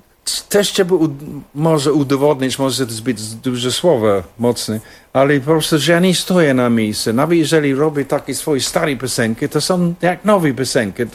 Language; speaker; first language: Polish; non-native, fluent; English